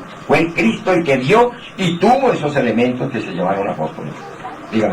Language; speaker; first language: Spanish; native; Spanish